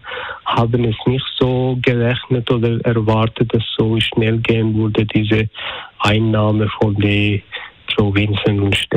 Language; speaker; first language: German; non-native, learner; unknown